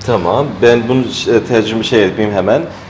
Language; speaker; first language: Turkish; non-native, fluent; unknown